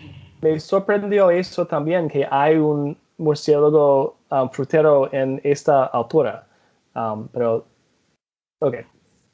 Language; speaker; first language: Spanish; non-native, fluent; English